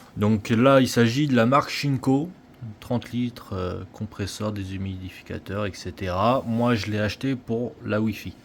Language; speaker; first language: French; native; French